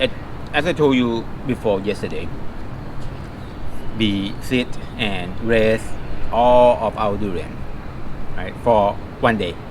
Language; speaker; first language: English; non-native, fluent; Thai